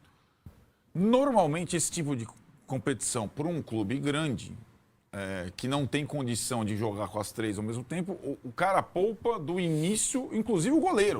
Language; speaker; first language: Portuguese; native; Portuguese